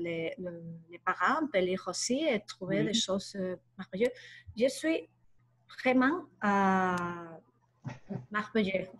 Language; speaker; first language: French; non-native, learner; Spanish